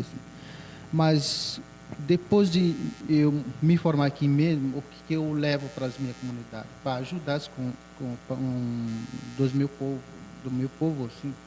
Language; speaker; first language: Portuguese; non-native, local second language; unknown